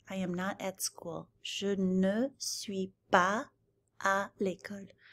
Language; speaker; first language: French; non-native, fluent; English